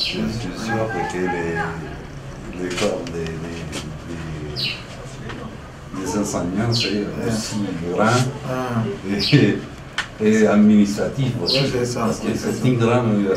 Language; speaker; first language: French; non-native, learner; Spanish